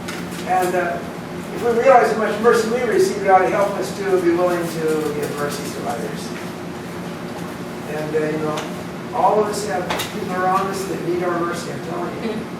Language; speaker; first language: English; native; English